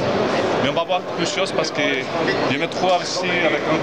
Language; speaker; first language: French; non-native, fluent; Spanish